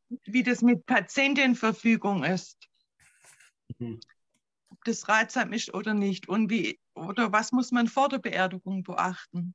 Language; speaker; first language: German; native; German